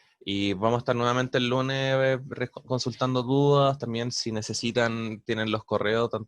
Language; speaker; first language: Spanish; native; Spanish